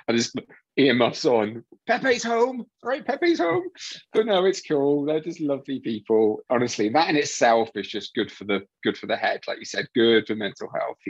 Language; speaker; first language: English; native; English